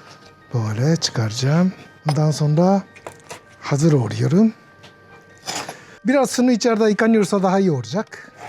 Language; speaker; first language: Turkish; non-native, learner; Japanese